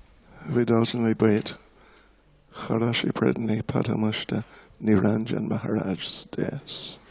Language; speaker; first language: Russian; non-native, learner; English